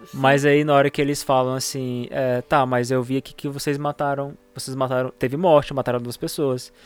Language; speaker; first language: Portuguese; native; Portuguese